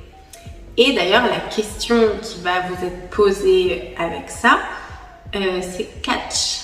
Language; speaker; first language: French; native; French